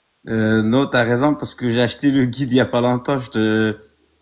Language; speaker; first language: French; non-native, fluent; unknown